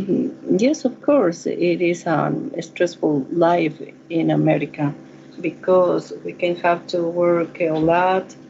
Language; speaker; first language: English; non-native, learner; Spanish